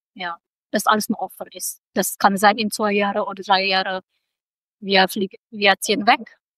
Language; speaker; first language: German; non-native, local second language; Indonesian